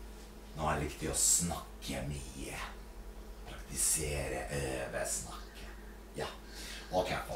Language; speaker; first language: Norwegian; non-native, fluent; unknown